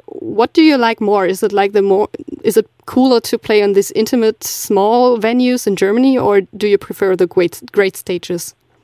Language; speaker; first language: English; non-native, fluent; German